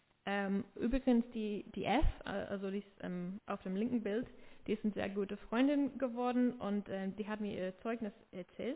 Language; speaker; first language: German; non-native, fluent; English